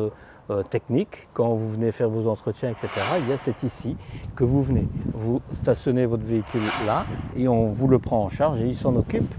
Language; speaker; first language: French; native; French